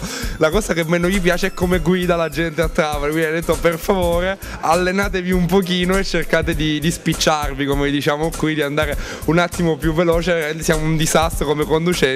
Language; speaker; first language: Italian; native; Italian